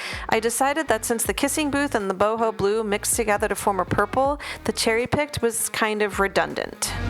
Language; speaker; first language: English; native; English